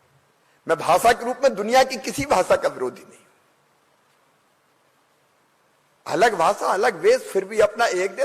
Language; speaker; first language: Hindi; native; Hindi